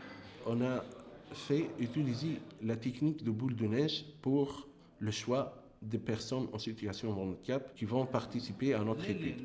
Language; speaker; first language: French; non-native, local second language; Arabic